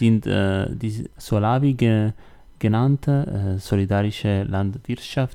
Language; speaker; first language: German; non-native, learner; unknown